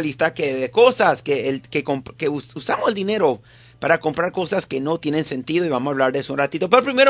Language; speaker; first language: Spanish; native; Spanish